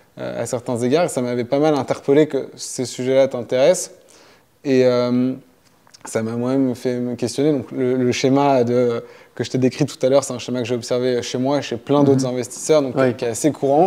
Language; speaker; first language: French; native; French